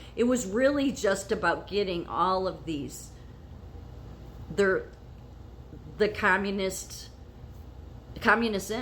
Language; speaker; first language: English; native; English